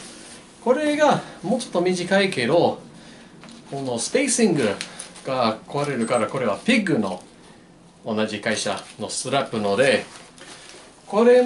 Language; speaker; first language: Japanese; non-native, learner; English